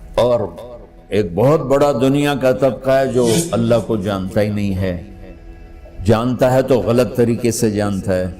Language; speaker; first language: Urdu; non-native, local second language; Punjabi